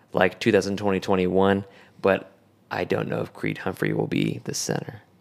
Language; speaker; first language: English; native; English